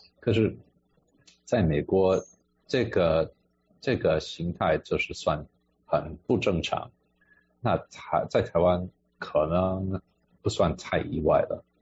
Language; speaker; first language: Chinese; non-native, fluent; English